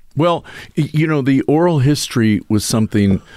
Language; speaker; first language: English; early bilingual, other home language; Russian